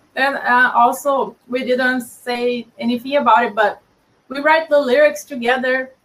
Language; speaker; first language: English; non-native, fluent; Portuguese